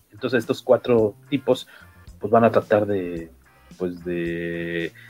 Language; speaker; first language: Spanish; native; Spanish